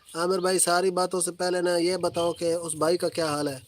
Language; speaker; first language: Urdu; non-native, local second language; Punjabi